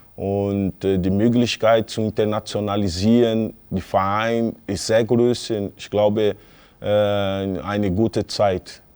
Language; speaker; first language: German; non-native, fluent; Portuguese